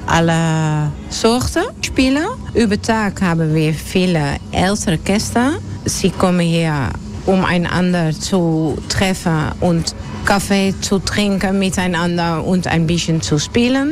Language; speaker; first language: German; non-native, learner; Dutch